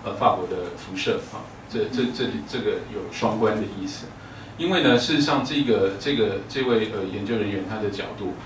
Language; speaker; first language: Chinese; native; Chinese